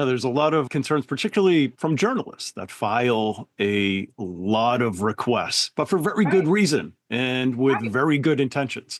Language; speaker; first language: English; native; English